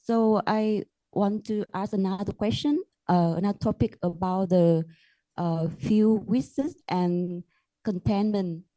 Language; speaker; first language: English; non-native, learner; Vietnamese